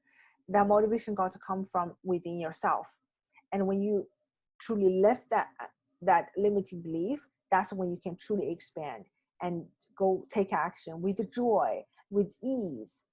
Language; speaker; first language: English; non-native, fluent; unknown